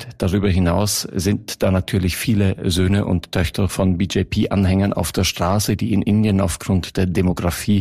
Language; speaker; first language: German; native; German